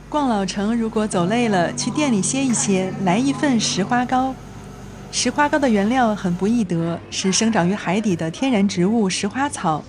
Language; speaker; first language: Chinese; native; Chinese